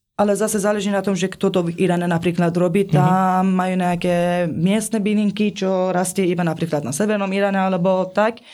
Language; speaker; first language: Slovak; non-native, fluent; Persian